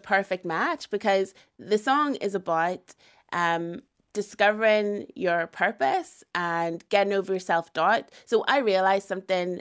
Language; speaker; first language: English; native; English